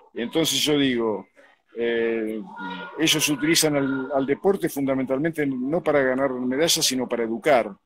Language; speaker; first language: Spanish; native; Spanish